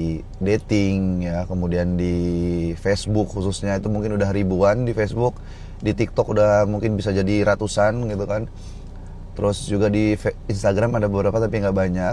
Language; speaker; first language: Indonesian; native; Indonesian